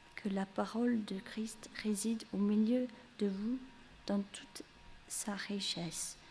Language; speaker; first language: French; early bilingual, heritage; English